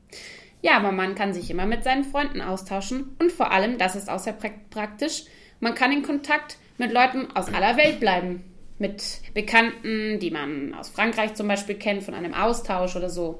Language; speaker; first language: German; non-native, fluent; French